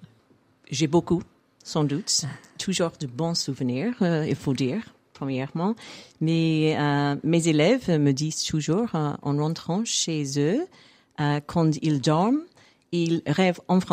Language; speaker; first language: French; non-native, fluent; English